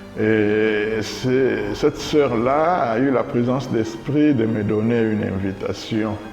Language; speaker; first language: French; non-native, local second language; Lingala